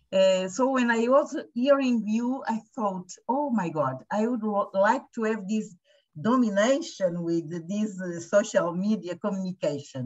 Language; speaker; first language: English; non-native, fluent; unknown